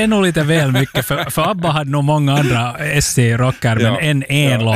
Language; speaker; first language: Swedish; native; Swedish